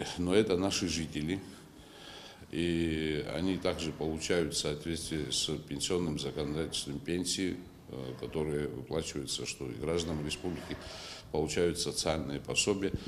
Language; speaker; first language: Russian; non-native, local second language; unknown